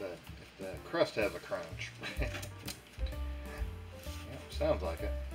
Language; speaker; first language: English; native; English